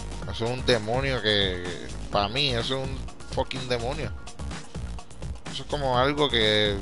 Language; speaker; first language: Spanish; early bilingual, heritage; Spanish